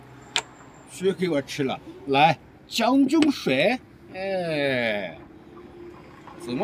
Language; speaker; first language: Chinese; native; Chinese